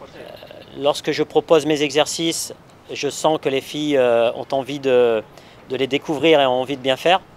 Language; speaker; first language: French; native; French